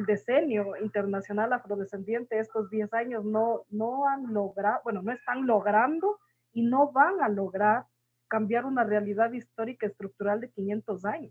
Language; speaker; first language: Spanish; native; Spanish